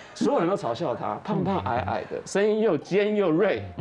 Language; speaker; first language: Chinese; native; Chinese